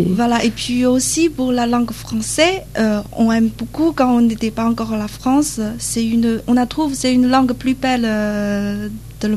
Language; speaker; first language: French; non-native, learner; Chinese